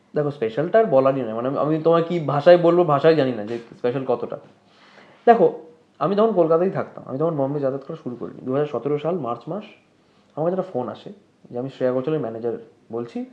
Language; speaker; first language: Bangla; native; Bangla